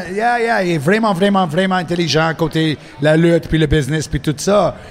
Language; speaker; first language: French; non-native, fluent; English